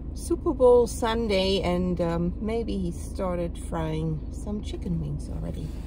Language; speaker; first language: English; non-native, fluent; German